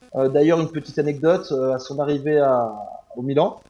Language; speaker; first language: French; native; French